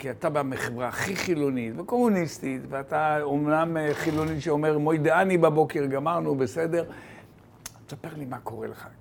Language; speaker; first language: Hebrew; native; Hebrew